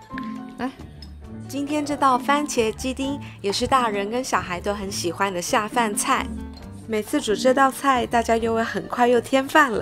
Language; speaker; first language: Chinese; non-native, fluent; Japanese